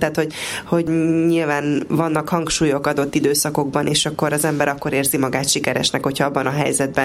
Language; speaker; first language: Hungarian; native; Hungarian